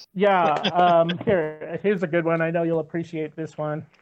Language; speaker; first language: English; native; English